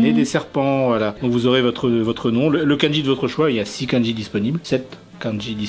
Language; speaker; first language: French; native; French